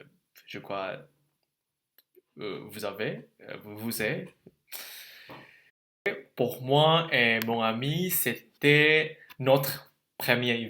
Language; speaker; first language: French; non-native, learner; Indonesian